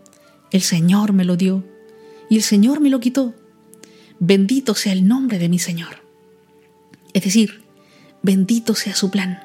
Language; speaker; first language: Spanish; native; Spanish